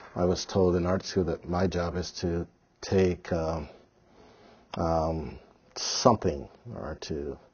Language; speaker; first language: English; native; English